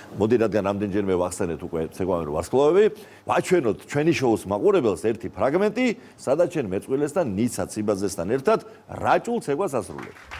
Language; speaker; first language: Georgian; native; Georgian